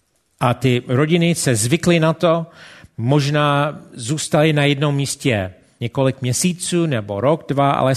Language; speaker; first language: Czech; non-native, fluent; English